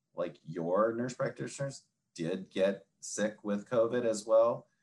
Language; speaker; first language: English; native; English